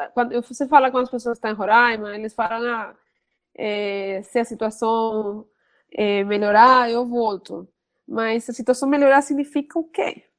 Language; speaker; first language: Portuguese; non-native, fluent; Spanish